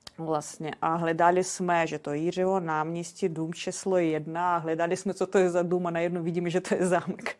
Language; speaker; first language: Czech; non-native, fluent; Russian